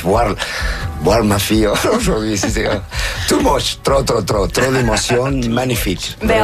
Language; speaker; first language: French; non-native, fluent; Spanish